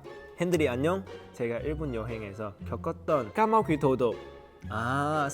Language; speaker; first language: Korean; non-native, fluent; Cantonese